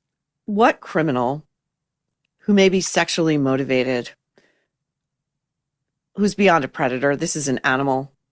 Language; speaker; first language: English; native; English